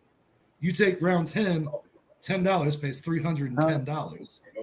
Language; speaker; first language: English; native; English